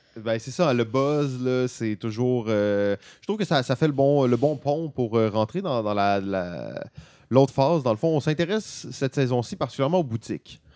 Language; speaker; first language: French; native; French